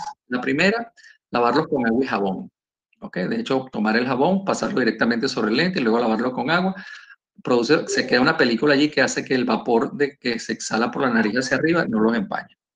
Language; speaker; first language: Spanish; native; Spanish